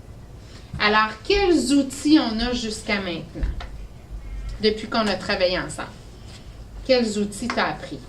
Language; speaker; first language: French; native; French